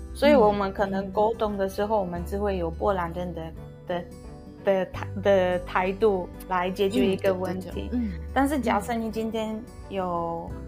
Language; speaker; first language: Chinese; non-native, fluent; Polish